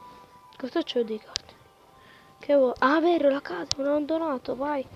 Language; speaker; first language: Italian; native; Italian